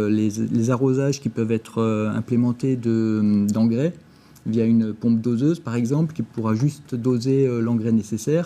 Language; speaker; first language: French; native; French